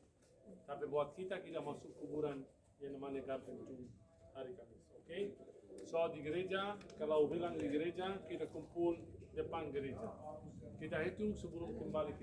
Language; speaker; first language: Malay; non-native, fluent; Arabic